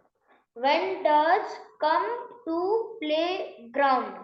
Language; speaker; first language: English; non-native, learner; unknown